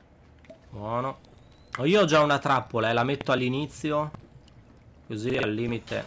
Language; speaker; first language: Italian; native; Italian